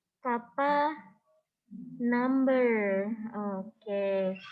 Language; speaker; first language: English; non-native, learner; Indonesian